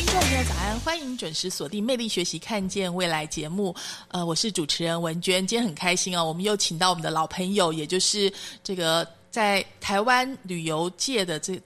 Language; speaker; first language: Chinese; native; Chinese